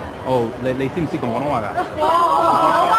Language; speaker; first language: Cantonese; non-native, learner; English